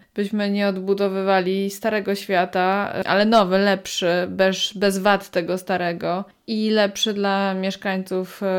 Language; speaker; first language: Polish; native; Polish